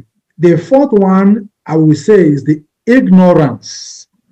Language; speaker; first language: English; non-native, local second language; Igbo